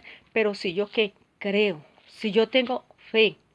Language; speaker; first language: Spanish; native; Spanish